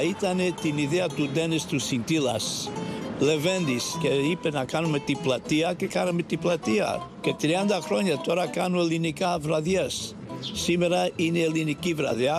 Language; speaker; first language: Greek; early bilingual, heritage; Greek